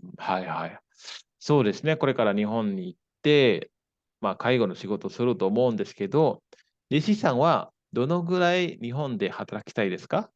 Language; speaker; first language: Japanese; non-native, fluent; Indonesian